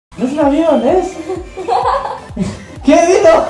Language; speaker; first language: Spanish; native; Spanish